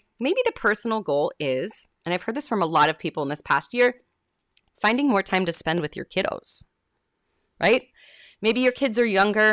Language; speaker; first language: English; native; English